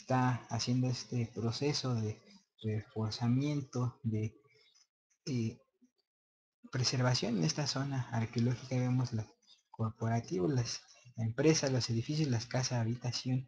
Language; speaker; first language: Spanish; native; Spanish